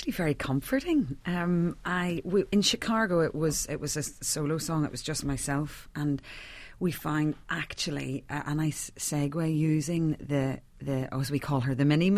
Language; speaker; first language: English; native; English